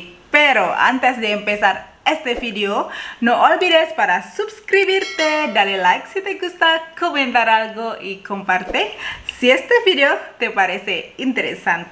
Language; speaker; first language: Spanish; non-native, learner; Indonesian